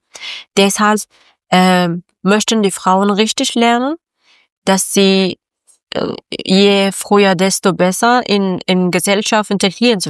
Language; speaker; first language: German; non-native, learner; Persian